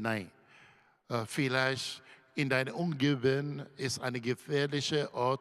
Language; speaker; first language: German; non-native, learner; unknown